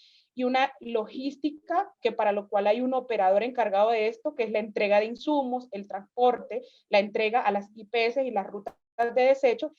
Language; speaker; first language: Spanish; native; Spanish